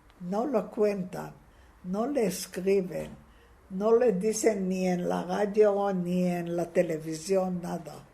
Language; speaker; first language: Spanish; non-native, fluent; Hebrew